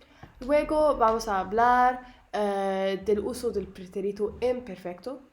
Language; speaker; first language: Spanish; non-native, learner; Arabic